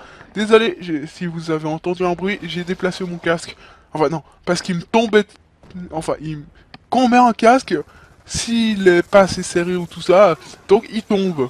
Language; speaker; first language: French; native; French